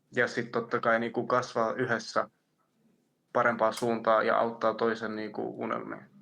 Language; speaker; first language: Finnish; early bilingual, other home language; Kurdish